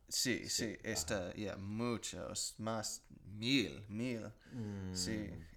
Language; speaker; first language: Spanish; non-native, learner; English